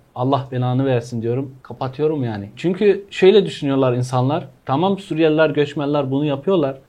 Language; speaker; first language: Turkish; non-native, fluent; Arabic